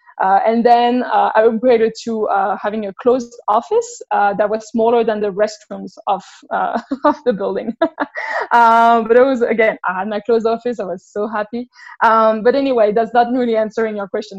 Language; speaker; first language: English; non-native, fluent; French